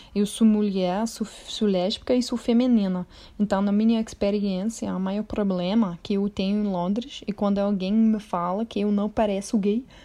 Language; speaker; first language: Portuguese; non-native, fluent; English